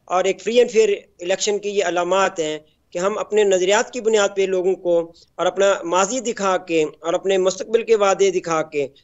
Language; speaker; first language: Urdu; native; Urdu